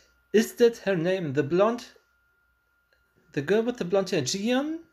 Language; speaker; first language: English; non-native, learner; German